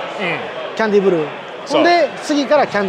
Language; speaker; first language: Japanese; native; Japanese